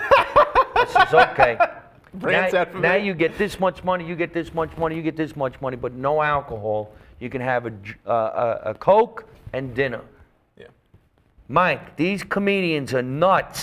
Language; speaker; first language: English; native; English